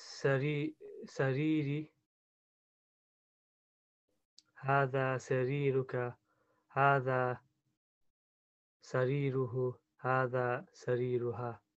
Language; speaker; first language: Arabic; non-native, learner; English